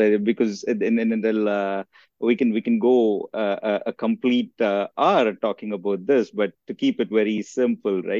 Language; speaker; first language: English; non-native, local second language; Tamil